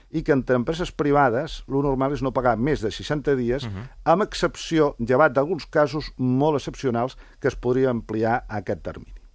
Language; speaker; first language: Catalan; non-native, local second language; Spanish